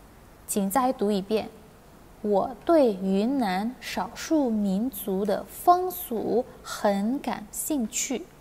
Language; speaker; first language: Chinese; non-native, fluent; Indonesian